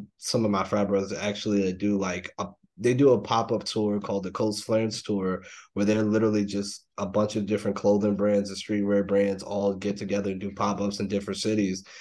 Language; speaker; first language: English; native; English